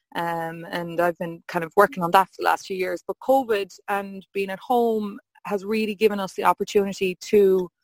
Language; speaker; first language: English; native; English